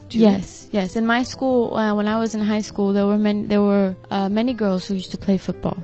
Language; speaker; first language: English; non-native, fluent; Portuguese